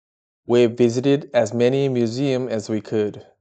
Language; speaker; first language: English; non-native, learner; Korean